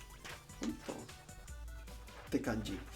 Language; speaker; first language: Japanese; non-native, learner; Spanish